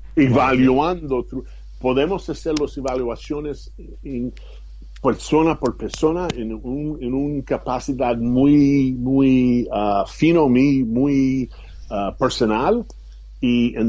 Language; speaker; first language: Spanish; non-native, fluent; English